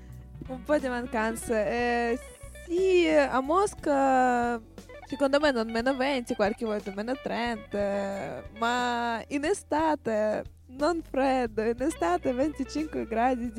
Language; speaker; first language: Italian; non-native, learner; Russian